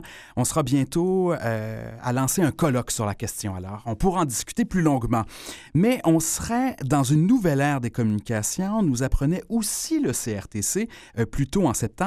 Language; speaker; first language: French; native; French